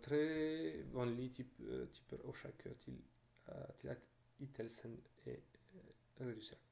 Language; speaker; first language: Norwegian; non-native, fluent; French